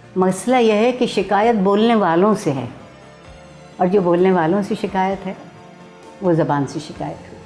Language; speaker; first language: Urdu; native; Urdu